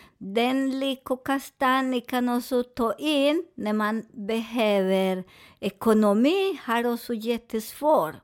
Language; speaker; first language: Swedish; non-native, fluent; Spanish